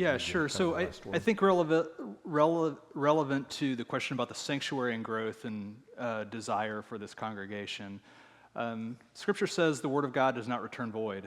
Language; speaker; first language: English; native; English